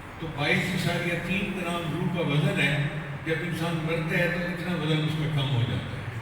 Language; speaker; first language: Urdu; non-native, local second language; Punjabi